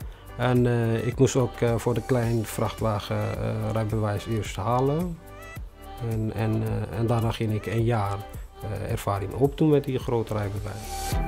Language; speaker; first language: Dutch; non-native, fluent; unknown